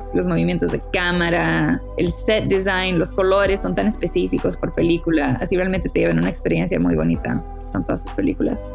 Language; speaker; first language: Spanish; native; Spanish